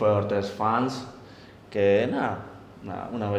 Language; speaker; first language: Italian; non-native, learner; Spanish